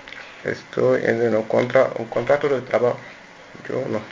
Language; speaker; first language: Spanish; non-native, learner; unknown